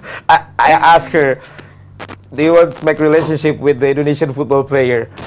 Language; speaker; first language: English; non-native, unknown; Indonesian